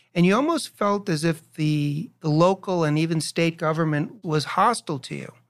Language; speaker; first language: English; native; English